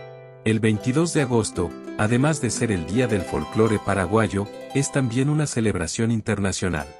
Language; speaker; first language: Spanish; native; Spanish